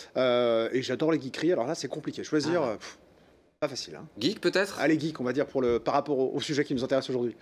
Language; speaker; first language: French; native; French